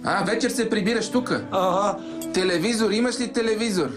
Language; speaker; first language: Bulgarian; native; Bulgarian